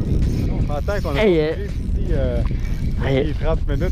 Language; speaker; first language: French; native; French